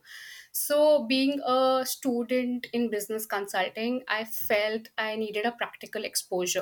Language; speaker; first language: English; non-native, local second language; Hindi